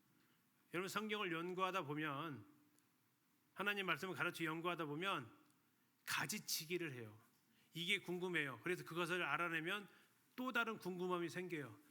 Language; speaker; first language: Korean; native; Korean